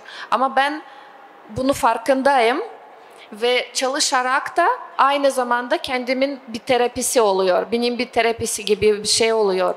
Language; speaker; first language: Turkish; non-native, fluent; Russian